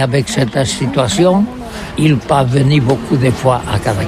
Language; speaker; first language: French; non-native, learner; Catalan